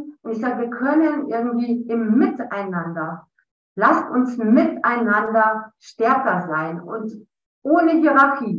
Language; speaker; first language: German; native; German